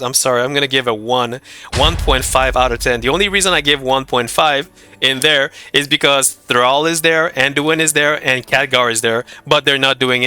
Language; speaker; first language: English; non-native, fluent; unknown